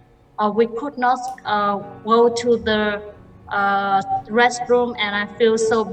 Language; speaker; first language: English; non-native, learner; Vietnamese